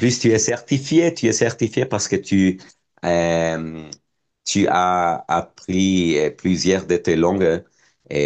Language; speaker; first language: French; non-native, fluent; Spanish